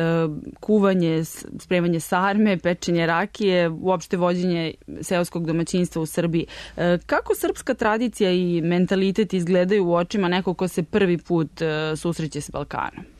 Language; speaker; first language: Serbian; native; Serbian